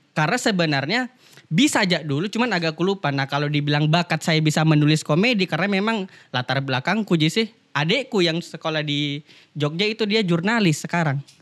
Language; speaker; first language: Indonesian; native; Indonesian